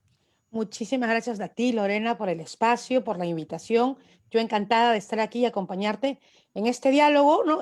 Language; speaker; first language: Spanish; native; Spanish